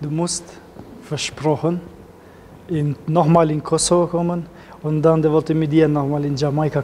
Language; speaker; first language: German; non-native, learner; Albanian